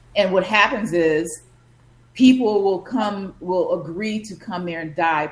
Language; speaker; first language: English; native; English